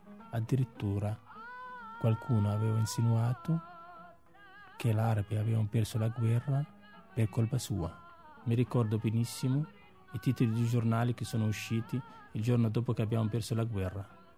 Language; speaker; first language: Italian; non-native, fluent; Arabic